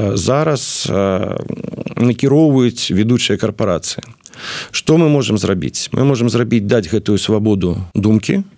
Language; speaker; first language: Belarusian; non-native, local second language; Russian